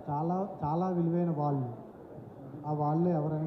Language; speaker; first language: Telugu; native; Telugu